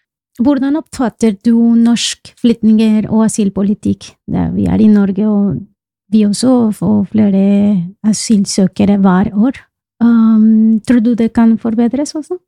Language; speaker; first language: Norwegian; non-native, fluent; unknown